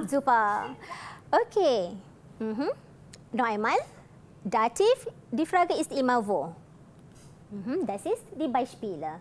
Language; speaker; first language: German; non-native, fluent; Malay